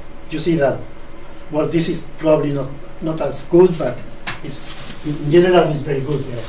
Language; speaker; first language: English; non-native, fluent; Spanish